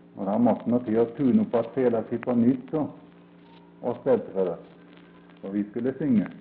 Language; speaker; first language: Norwegian; early bilingual, heritage; Norwegian